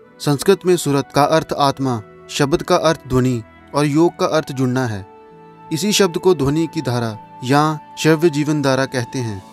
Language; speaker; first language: Hindi; non-native, local second language; Punjabi